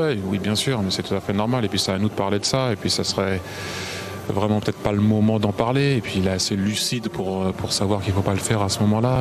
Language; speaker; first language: French; native; French